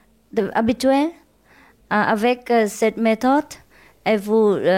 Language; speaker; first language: French; non-native, learner; Chinese